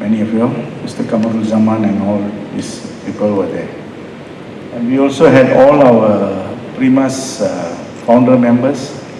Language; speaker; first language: English; non-native, local second language; Tamil